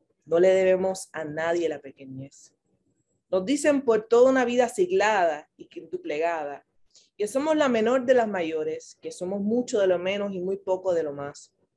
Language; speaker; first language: Spanish; native; Spanish